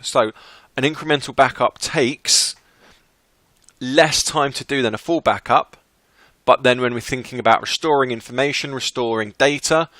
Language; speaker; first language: English; native; English